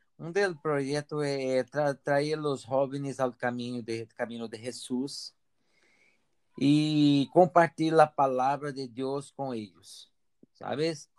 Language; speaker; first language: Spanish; non-native, learner; Portuguese